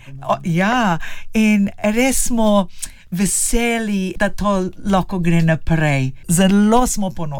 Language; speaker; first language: Slovenian; early bilingual, heritage; Slovenian